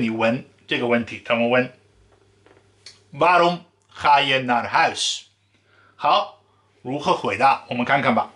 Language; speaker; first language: Chinese; non-native, fluent; Dutch